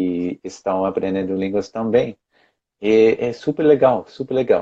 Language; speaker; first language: Portuguese; non-native, fluent; English